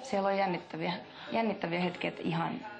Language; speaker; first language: Finnish; native; Finnish